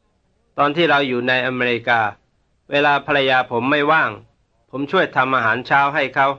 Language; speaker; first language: Thai; native; Thai